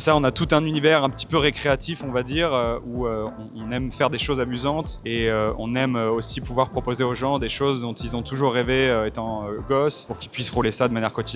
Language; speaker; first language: French; native; French